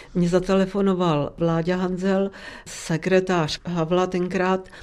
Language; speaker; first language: Czech; native; Czech